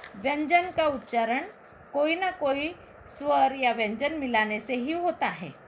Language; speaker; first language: Hindi; non-native, local second language; Marathi